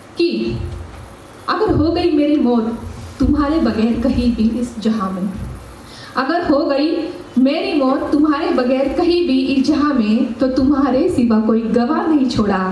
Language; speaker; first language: Hindi; non-native, local second language; Marathi